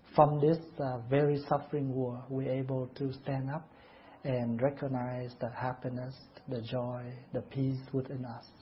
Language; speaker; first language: English; non-native, fluent; Vietnamese